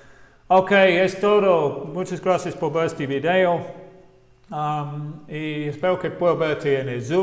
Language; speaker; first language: Spanish; non-native, fluent; English